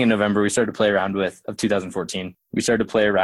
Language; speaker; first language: English; native; English